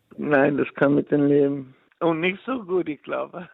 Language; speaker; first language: German; non-native, learner; English